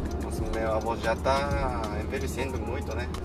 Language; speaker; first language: Portuguese; non-native, learner; Japanese